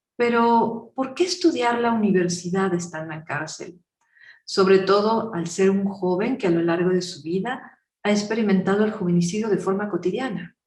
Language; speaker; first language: Spanish; native; Spanish